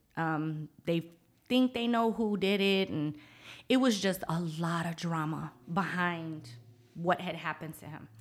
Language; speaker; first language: English; native; English